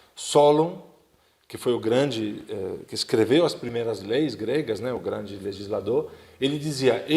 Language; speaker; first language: Portuguese; non-native, fluent; Italian